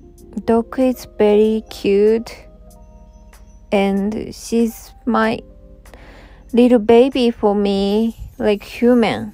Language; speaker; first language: English; non-native, learner; Japanese